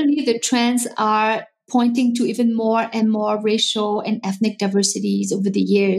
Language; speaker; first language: English; non-native, fluent; French